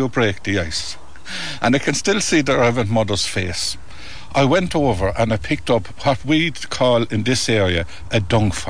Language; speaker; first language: English; native; English